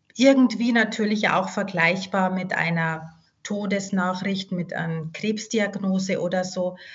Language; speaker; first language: German; native; German